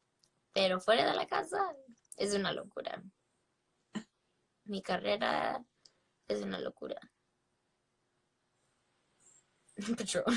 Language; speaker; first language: Spanish; early bilingual, heritage; English